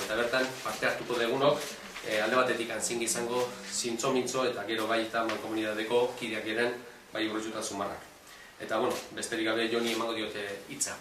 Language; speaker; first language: Basque; native; Basque